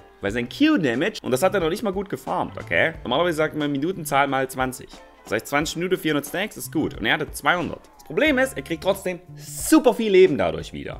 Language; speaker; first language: German; native; German